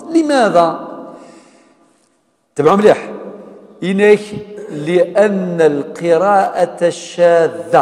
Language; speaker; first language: Arabic; non-native, local second language; Kabyle